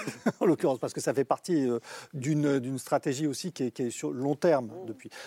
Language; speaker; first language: French; native; French